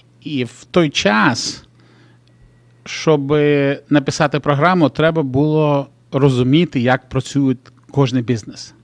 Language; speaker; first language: Ukrainian; non-native, local second language; Russian